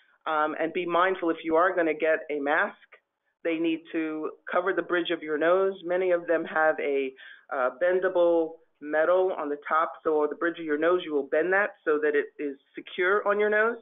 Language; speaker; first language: English; native; English